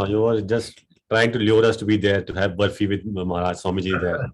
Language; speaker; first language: English; non-native, local second language; Hindi